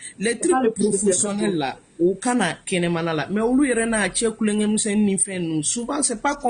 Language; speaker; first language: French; non-native, local second language; Bambara